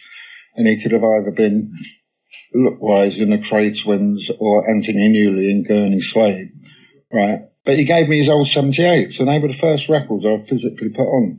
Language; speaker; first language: English; native; English